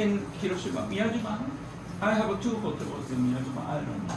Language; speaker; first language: English; non-native, learner; Japanese